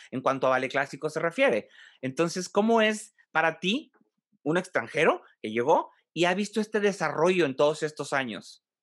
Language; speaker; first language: Spanish; native; Spanish